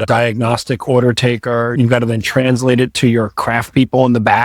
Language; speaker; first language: English; native; English